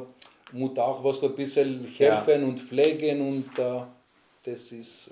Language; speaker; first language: German; non-native, learner; Greek